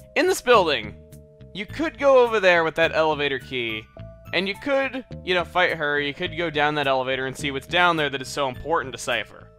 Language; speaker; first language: English; native; English